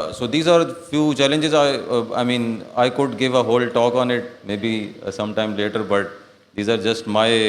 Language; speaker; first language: English; non-native, local second language; Urdu